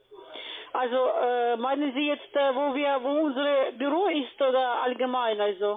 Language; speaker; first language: German; non-native, fluent; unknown